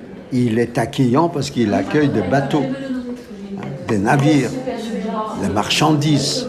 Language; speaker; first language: French; non-native, fluent; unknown